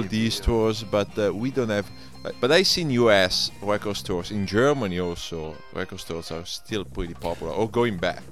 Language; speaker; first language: English; non-native, fluent; Italian